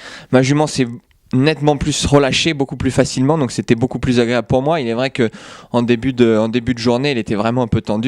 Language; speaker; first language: French; native; French